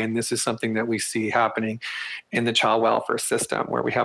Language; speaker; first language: English; native; English